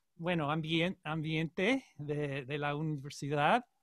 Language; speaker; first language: Spanish; non-native, learner; English